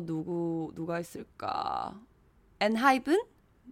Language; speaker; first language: Korean; non-native, fluent; Chinese